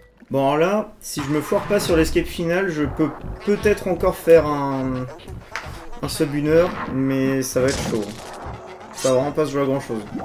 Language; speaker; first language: French; native; French